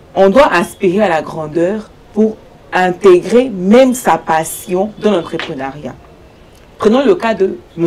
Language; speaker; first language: French; non-native, local second language; Lingala